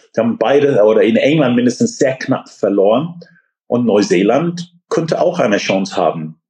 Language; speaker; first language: German; non-native, fluent; English